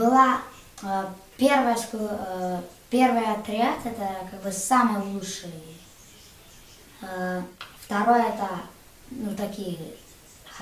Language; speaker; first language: Russian; early bilingual, heritage; Russian